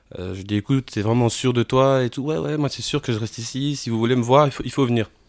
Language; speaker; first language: French; native; French